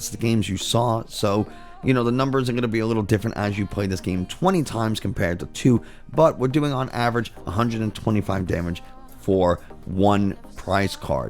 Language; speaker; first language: English; native; English